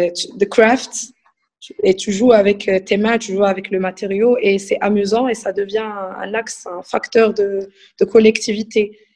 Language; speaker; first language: French; non-native, local second language; Arabic